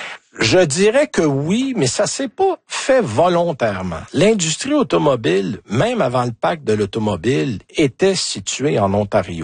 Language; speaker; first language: French; native; French